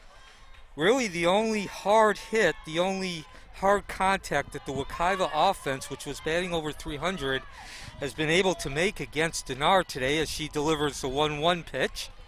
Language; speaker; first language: English; native; English